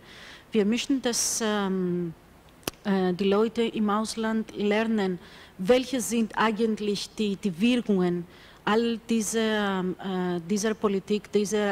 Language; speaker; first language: German; non-native, fluent; Greek